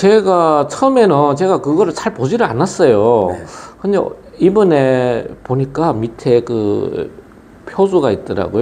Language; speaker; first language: Korean; early bilingual, other home language; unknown